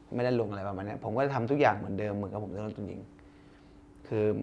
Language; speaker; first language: Thai; early bilingual, other home language; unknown